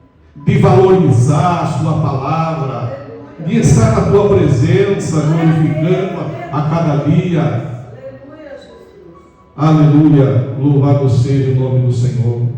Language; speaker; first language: Portuguese; native; Portuguese